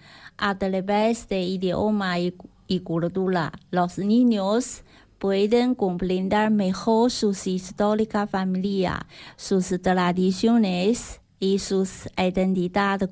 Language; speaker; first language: Spanish; non-native, learner; Chinese